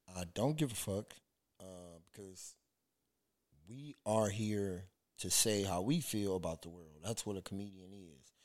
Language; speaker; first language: English; native; English